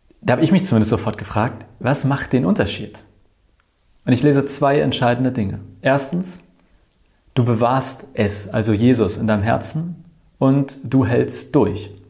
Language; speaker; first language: German; native; German